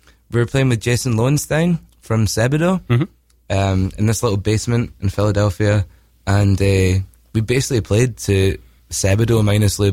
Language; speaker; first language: English; native; English